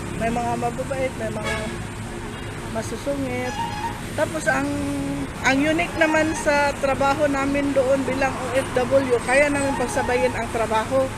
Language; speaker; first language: Filipino; non-native, local second language; Cebuano